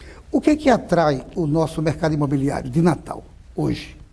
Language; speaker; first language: Portuguese; native; Portuguese